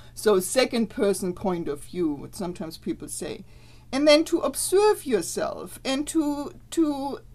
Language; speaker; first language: English; non-native, fluent; German